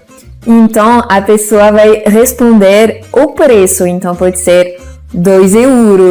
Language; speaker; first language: Portuguese; non-native, fluent; French